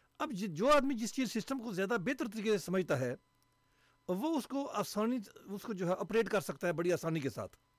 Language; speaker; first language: Urdu; non-native, local second language; Punjabi